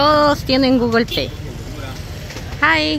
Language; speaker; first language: Spanish; native; Spanish